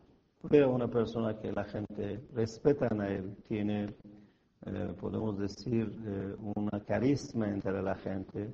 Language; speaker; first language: Spanish; non-native, fluent; Persian